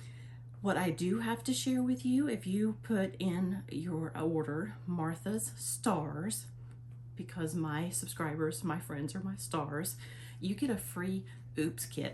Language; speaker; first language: English; native; English